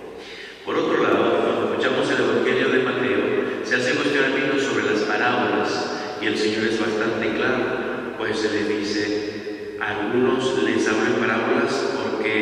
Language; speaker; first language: Spanish; native; Spanish